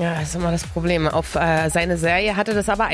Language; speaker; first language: German; native; German